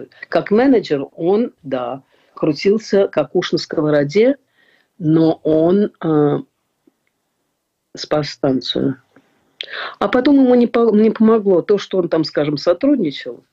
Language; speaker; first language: Russian; native; Russian